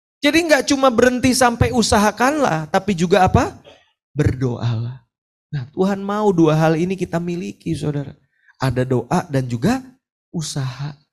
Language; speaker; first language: Indonesian; native; Indonesian